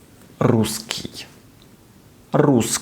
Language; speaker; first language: Russian; non-native, fluent; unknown